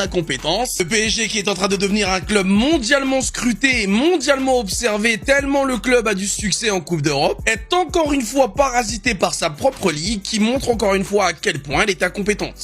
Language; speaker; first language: French; native; French